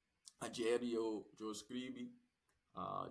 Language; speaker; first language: Spanish; non-native, learner; English